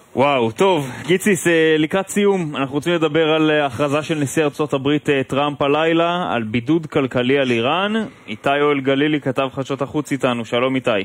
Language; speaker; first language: Hebrew; native; Hebrew